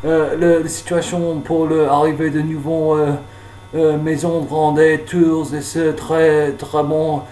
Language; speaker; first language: French; non-native, learner; English